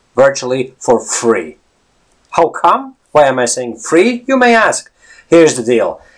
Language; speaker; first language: English; non-native, fluent; Latvian